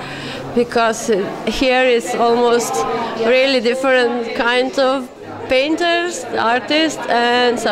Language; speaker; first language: English; non-native, fluent; Slovenian